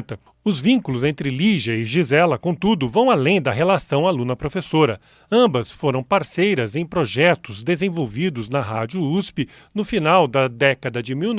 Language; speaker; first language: Portuguese; native; Portuguese